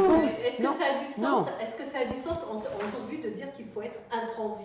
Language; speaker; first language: French; native; French